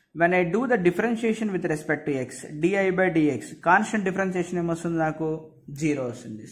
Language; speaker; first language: English; non-native, local second language; Telugu